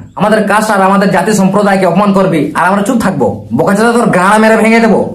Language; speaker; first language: Bangla; non-native, local second language; Santali